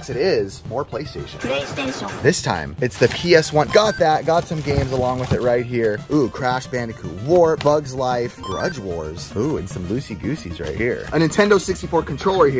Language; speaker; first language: English; native; English